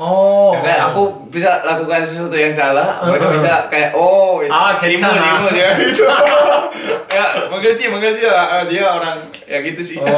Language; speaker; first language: Indonesian; non-native, fluent; Korean